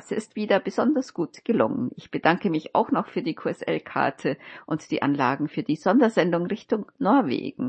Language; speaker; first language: German; native; German